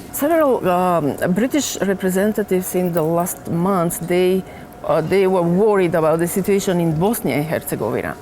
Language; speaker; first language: English; non-native, fluent; Macedonian